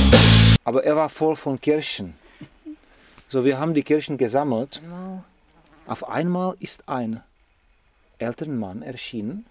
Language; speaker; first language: German; non-native, fluent; Czech